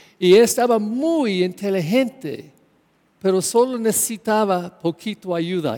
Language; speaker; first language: Spanish; non-native, learner; English